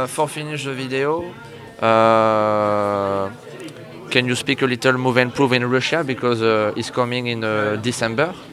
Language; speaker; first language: English; non-native, learner; French